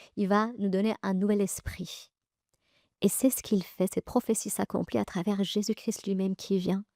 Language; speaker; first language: French; early bilingual, other home language; Persian